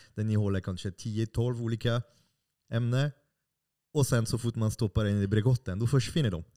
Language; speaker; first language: Swedish; non-native, fluent; French